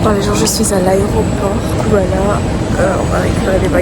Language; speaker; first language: French; native; French